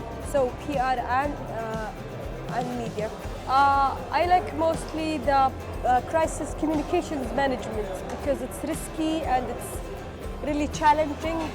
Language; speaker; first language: English; non-native, fluent; Arabic